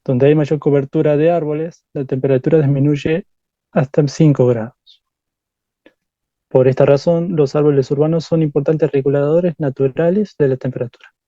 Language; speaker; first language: Spanish; native; Spanish